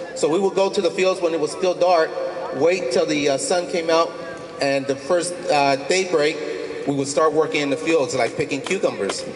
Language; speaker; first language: English; early bilingual, other home language; Spanish